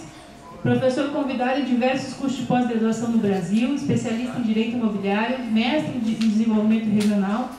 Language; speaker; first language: Portuguese; native; Portuguese